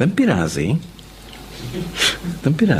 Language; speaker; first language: Greek; non-native, learner; English